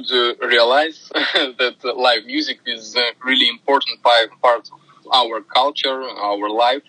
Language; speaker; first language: English; non-native, fluent; Russian